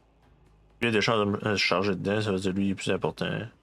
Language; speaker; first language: French; native; French